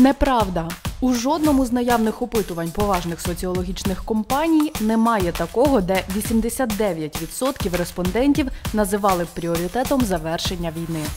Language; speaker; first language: Ukrainian; native; Ukrainian